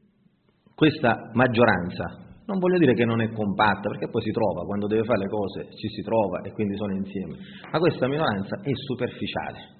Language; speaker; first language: Italian; native; Italian